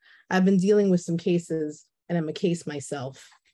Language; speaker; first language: English; early bilingual, other home language; Spanish